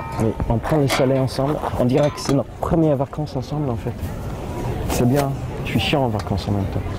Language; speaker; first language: French; non-native, fluent; English